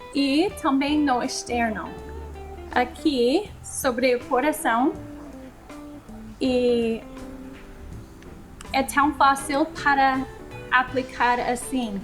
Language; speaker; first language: Portuguese; non-native, fluent; English